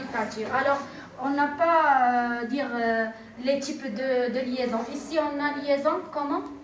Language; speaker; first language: French; non-native, learner; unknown